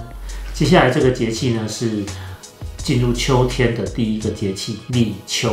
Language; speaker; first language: Chinese; native; Chinese